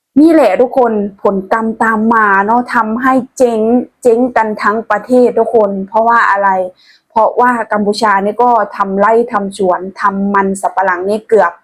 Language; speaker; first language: Thai; non-native, local second language; Northeastern Thai